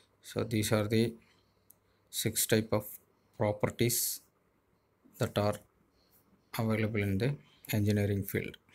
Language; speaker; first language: English; non-native, local second language; Tamil